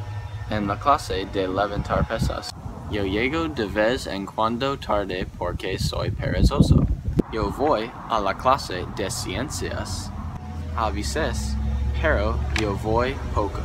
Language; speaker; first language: Spanish; non-native, learner; English